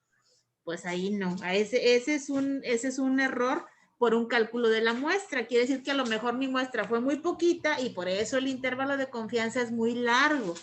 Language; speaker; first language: Spanish; native; Spanish